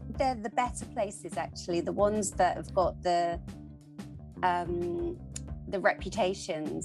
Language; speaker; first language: English; native; English